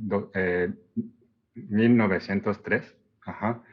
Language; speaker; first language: Spanish; non-native, fluent; Japanese